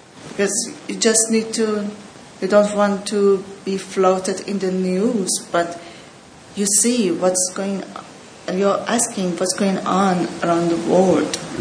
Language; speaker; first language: English; non-native, learner; Persian